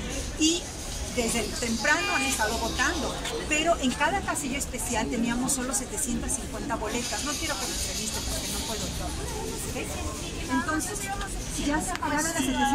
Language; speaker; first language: Spanish; native; Spanish